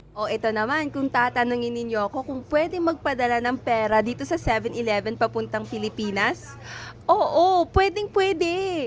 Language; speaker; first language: Filipino; native; Filipino